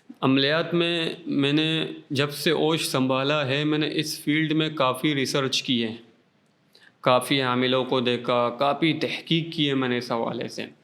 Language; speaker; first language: Urdu; non-native, local second language; Baluchi